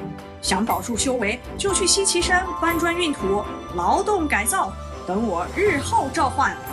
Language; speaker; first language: Chinese; native; Chinese